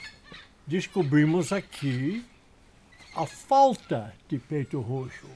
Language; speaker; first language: Portuguese; non-native, learner; English